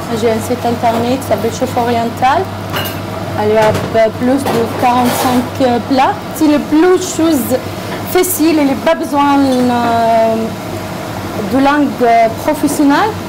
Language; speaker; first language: French; non-native, learner; Arabic